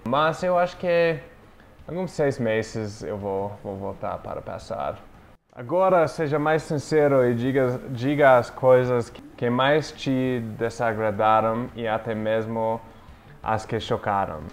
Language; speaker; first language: Portuguese; non-native, fluent; English